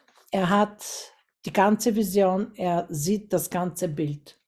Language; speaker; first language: German; non-native, fluent; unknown